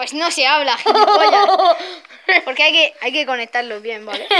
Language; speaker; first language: Spanish; native; Spanish